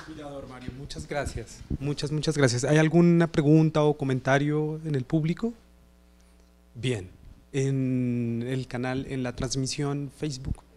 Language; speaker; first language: Spanish; native; Spanish